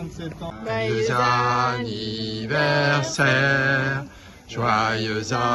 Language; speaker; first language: French; native; French